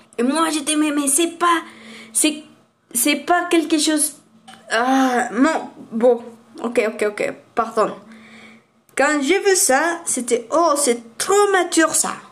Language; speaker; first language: French; non-native, learner; Spanish